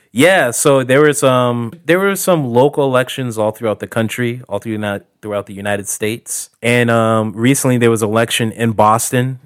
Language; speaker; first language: English; native; English